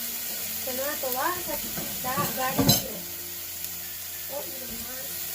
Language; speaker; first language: Japanese; non-native, fluent; Filipino